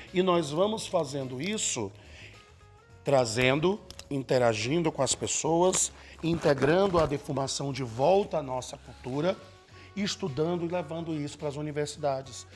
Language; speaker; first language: Portuguese; native; Portuguese